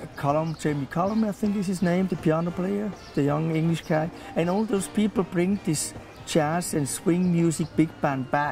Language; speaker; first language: English; non-native, fluent; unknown